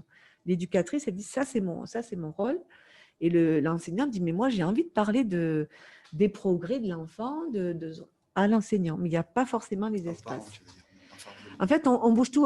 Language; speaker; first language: French; native; French